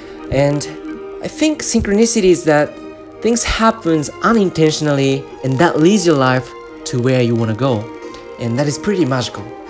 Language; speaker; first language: English; non-native, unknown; Japanese